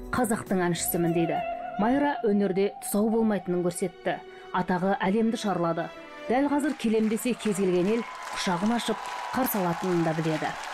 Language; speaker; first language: Kazakh; native; Kazakh